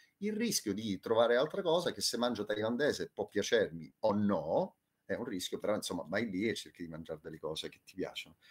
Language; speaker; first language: Italian; native; Italian